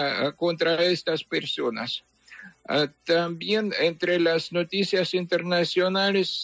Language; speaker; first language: Spanish; non-native, fluent; Ukrainian